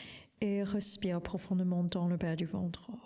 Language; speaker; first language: French; non-native, fluent; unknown